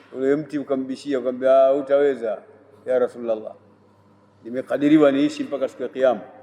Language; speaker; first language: Swahili; native; Swahili